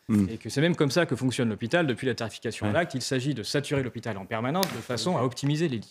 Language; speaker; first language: French; native; French